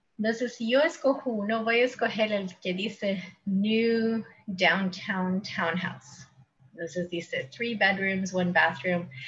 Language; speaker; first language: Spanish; non-native, fluent; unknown